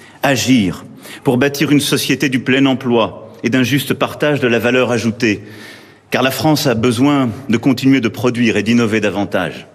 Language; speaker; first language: French; native; French